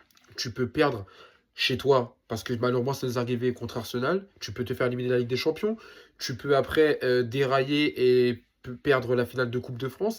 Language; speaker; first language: French; native; French